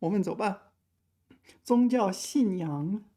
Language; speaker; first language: Chinese; non-native, learner; English